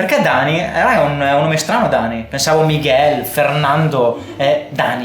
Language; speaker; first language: Italian; native; Italian